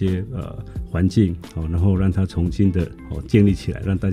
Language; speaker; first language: Chinese; non-native, local second language; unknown